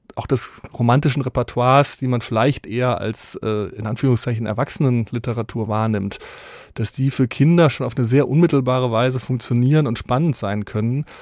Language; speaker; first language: German; native; German